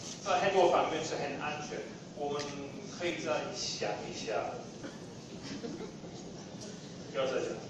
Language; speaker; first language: Chinese; non-native, fluent; English